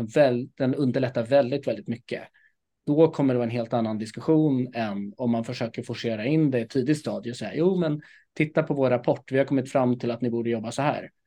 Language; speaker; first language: Swedish; native; Swedish